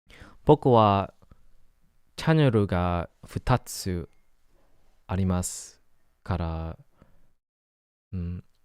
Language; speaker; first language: Japanese; non-native, learner; English